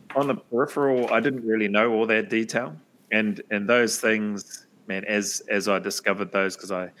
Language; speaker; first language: English; native; English